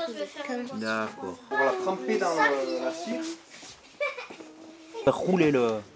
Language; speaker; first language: French; native; French